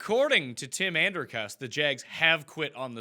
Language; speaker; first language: English; native; English